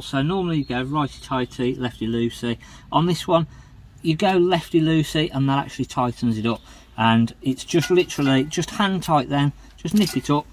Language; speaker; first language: English; native; English